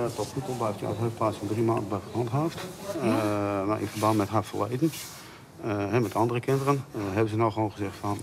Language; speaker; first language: Dutch; native; Dutch